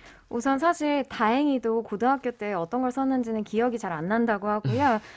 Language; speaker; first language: Korean; native; Korean